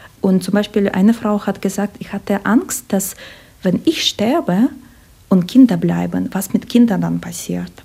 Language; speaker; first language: German; non-native, fluent; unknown